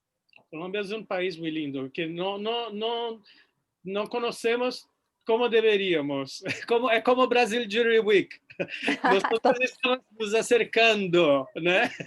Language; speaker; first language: Spanish; non-native, fluent; Portuguese